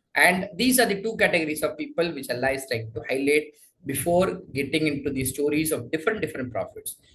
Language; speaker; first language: English; non-native, local second language; Tamil